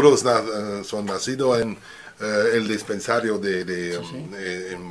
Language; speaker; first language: Spanish; non-native, learner; French